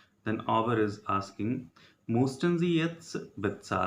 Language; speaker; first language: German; non-native, learner; Hindi